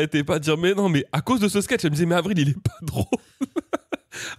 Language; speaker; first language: French; native; French